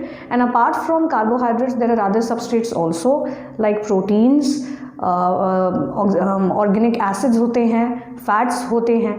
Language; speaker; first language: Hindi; native; Hindi